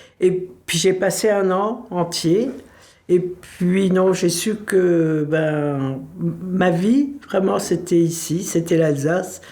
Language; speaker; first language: French; non-native, local second language; Swiss German